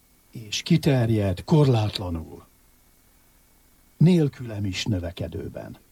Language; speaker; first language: Hungarian; native; Hungarian